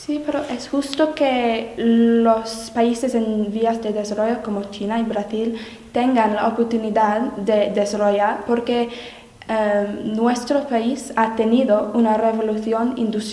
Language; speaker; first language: Spanish; non-native, learner; English